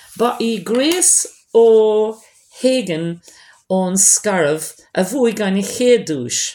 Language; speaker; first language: Irish; non-native, local second language; English